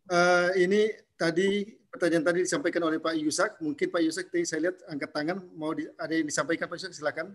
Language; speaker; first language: Indonesian; native; Indonesian